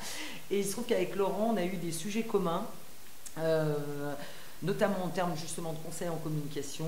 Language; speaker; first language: French; native; French